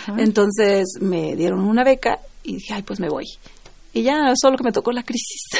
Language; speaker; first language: Spanish; non-native, local second language; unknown